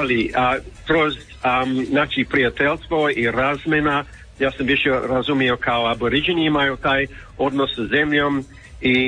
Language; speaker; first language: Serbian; early bilingual, heritage; English